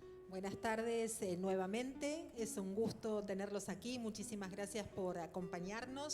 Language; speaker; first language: Spanish; native; Spanish